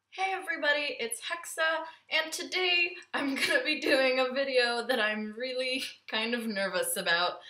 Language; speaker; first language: English; early bilingual, other home language; Romanian